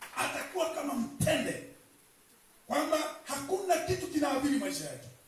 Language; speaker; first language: Swahili; non-native, local second language; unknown